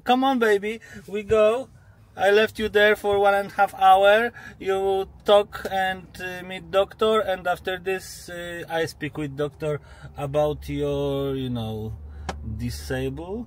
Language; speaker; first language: English; non-native, learner; Polish